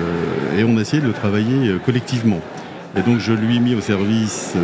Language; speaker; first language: French; native; French